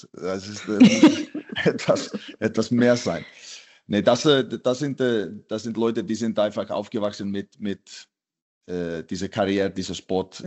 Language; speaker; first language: German; non-native, fluent; Icelandic